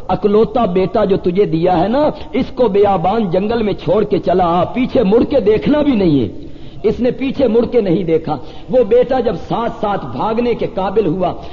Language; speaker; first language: Urdu; non-native, local second language; Punjabi